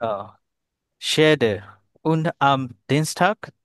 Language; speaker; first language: German; non-native, learner; Bangla